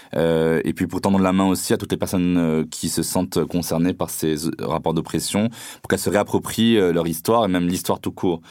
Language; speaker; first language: French; non-native, local second language; Arabic